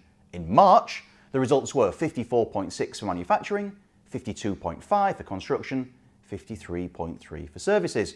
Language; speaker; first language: English; native; English